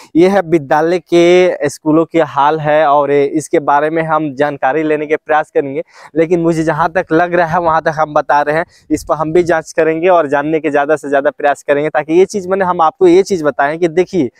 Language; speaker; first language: Hindi; native; Hindi